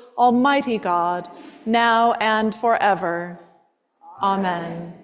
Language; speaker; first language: English; native; English